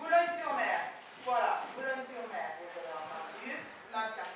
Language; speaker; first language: French; non-native, fluent; Ukrainian